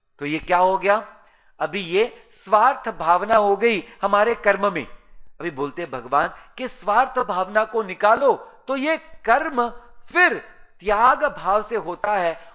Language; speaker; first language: Hindi; native; Hindi